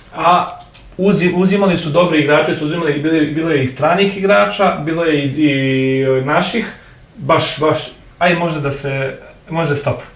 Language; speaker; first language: Serbian; native; Serbian